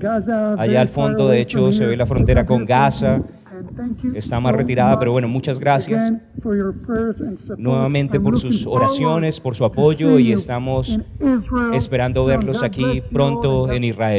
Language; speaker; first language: Spanish; native; Spanish